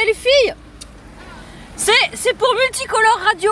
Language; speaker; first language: French; native; French